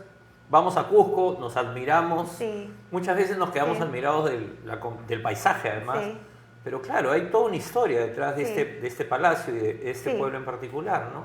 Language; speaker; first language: Spanish; native; Spanish